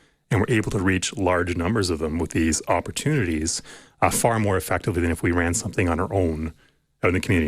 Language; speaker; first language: English; native; English